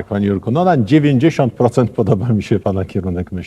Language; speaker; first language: Polish; native; Polish